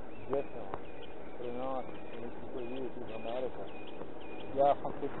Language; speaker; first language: Polish; non-native, learner; Ukrainian